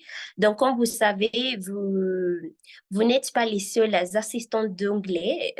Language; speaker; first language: French; non-native, fluent; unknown